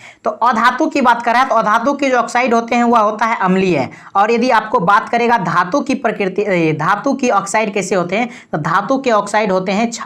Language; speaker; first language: Hindi; native; Hindi